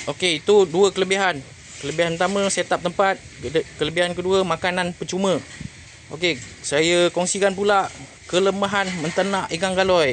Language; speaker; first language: Malay; native; Malay